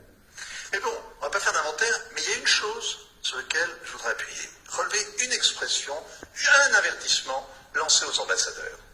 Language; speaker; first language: French; native; French